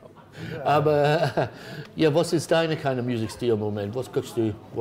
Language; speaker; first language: German; non-native, learner; English